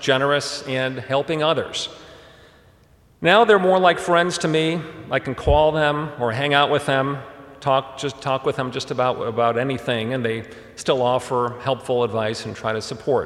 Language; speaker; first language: English; early bilingual, other home language; German